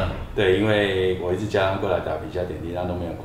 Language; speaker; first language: Chinese; native; Chinese